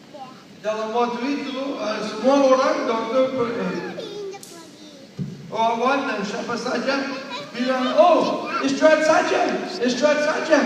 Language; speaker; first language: Indonesian; non-native, learner; English